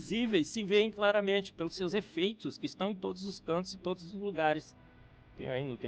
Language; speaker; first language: Portuguese; native; Portuguese